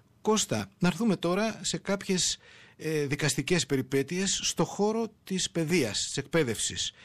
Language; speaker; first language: Greek; native; Greek